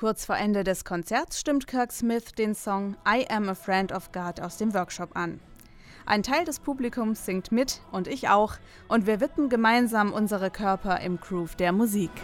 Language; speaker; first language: German; native; German